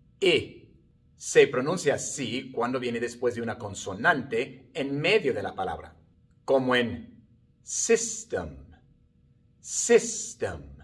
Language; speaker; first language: Spanish; non-native, fluent; English